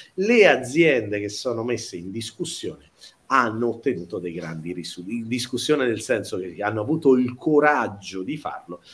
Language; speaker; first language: Italian; native; Italian